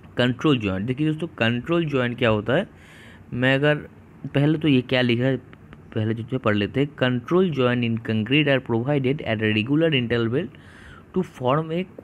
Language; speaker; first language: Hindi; non-native, local second language; Bangla